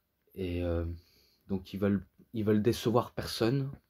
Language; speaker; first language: French; native; French